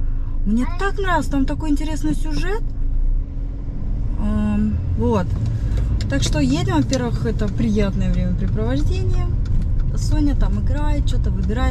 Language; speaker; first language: Russian; native; Russian